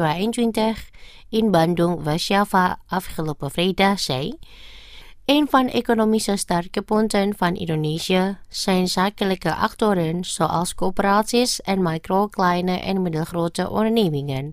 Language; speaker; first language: Dutch; non-native, fluent; Indonesian